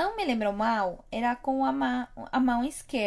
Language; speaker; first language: Portuguese; non-native, fluent; Spanish